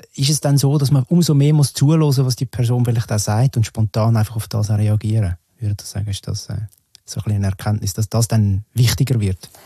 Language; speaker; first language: German; native; German